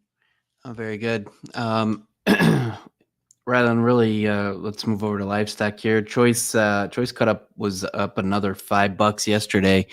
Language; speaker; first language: English; native; English